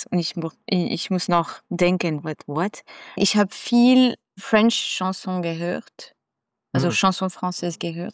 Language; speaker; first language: German; non-native, local second language; French